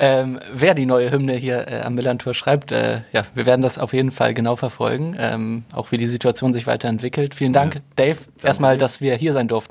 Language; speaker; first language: German; native; German